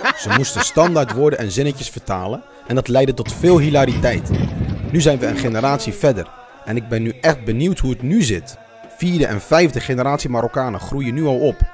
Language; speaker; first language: Dutch; early bilingual, other home language; Arabic